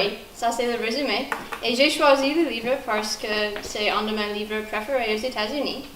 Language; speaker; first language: French; non-native, learner; English